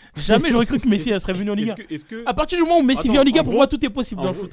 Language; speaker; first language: French; native; French